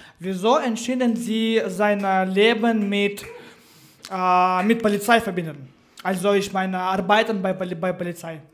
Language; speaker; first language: German; non-native, learner; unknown